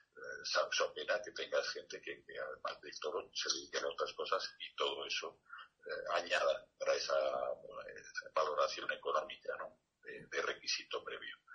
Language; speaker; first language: Spanish; native; Spanish